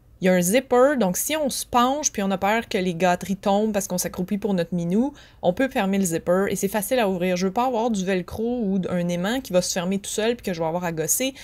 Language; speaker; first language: French; native; French